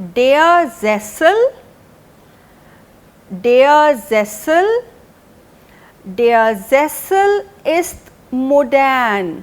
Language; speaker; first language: German; non-native, fluent; Hindi